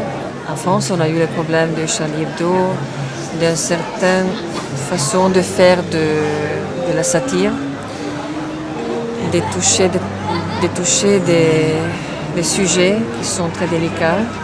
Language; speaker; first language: French; non-native, fluent; Italian